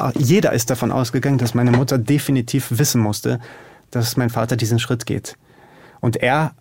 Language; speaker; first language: German; early bilingual, other home language; Hungarian